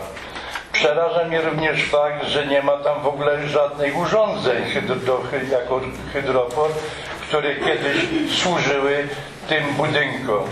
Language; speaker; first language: Polish; native; Polish